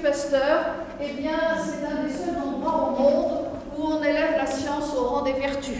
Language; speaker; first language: French; native; French